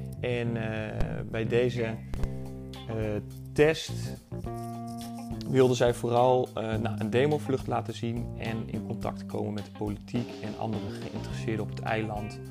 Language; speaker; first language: Dutch; native; Dutch